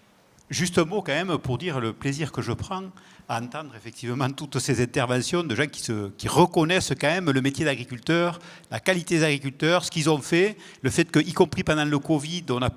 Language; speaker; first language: French; native; French